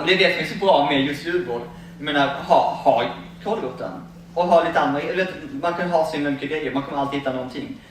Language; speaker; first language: Swedish; native; Swedish